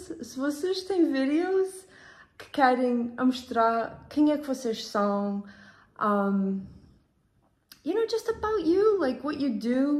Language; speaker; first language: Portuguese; early bilingual, heritage; Portuguese